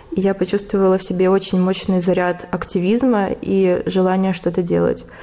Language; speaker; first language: Russian; native; Russian